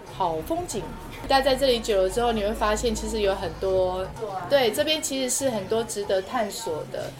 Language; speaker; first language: Chinese; non-native, local second language; Amis